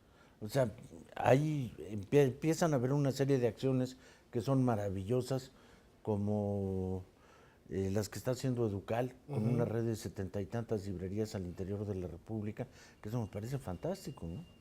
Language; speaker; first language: Spanish; native; Spanish